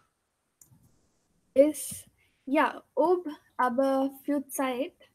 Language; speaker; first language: German; non-native, fluent; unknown